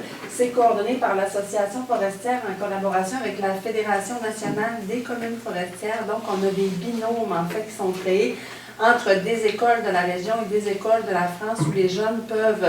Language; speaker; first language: French; native; French